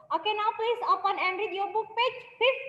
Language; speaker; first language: English; non-native, learner; Indonesian